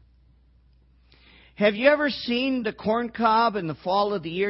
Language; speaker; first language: English; native; English